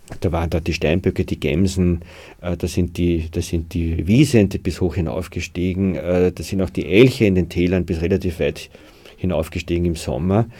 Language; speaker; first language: German; native; German